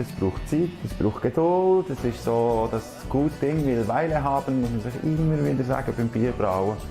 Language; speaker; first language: German; native; German